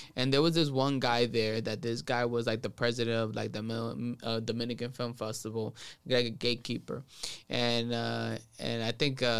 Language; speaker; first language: English; early bilingual, other home language; Spanish